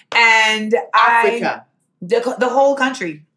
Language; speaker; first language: English; native; English